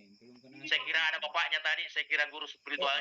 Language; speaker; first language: Indonesian; native; Indonesian